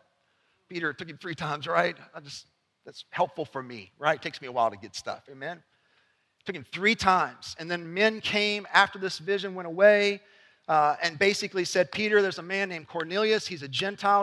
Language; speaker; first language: English; native; English